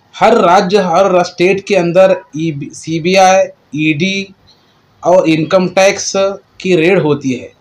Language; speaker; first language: Hindi; non-native, local second language; Marathi